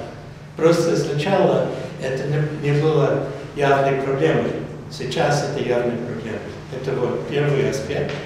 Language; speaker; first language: Russian; non-native, fluent; English